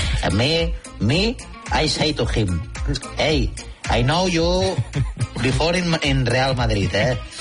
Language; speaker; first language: English; non-native, learner; Catalan